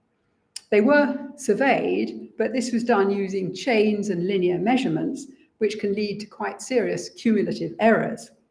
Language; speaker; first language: English; native; English